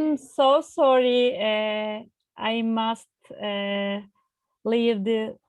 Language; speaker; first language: English; non-native, learner; Turkish